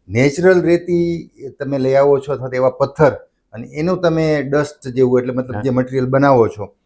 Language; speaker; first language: Gujarati; native; Gujarati